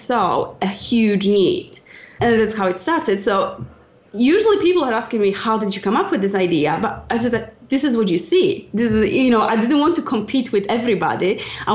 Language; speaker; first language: English; non-native, fluent; Polish